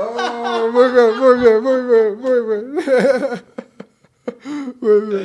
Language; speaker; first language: Spanish; non-native, learner; German